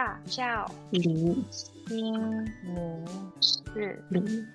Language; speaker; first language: Chinese; non-native, learner; English